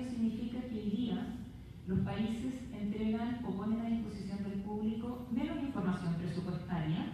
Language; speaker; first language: Spanish; native; Spanish